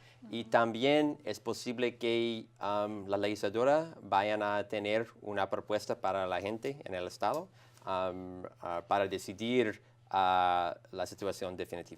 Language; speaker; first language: Spanish; non-native, learner; English